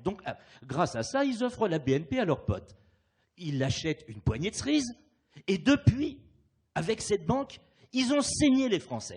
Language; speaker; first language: French; native; French